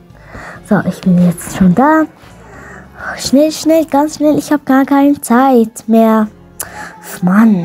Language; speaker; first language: German; non-native, learner; Arabic